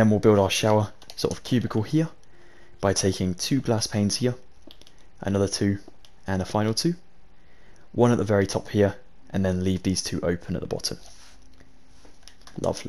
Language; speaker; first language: English; native; English